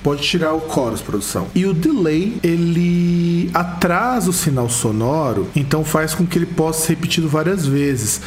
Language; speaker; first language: Portuguese; native; Portuguese